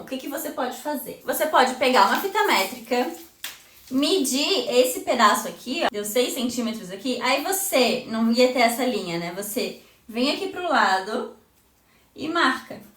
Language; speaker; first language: Portuguese; native; Portuguese